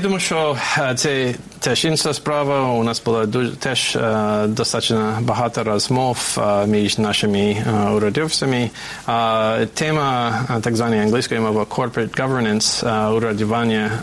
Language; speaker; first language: Ukrainian; non-native, fluent; English